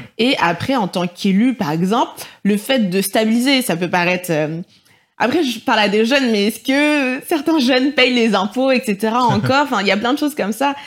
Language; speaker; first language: French; native; French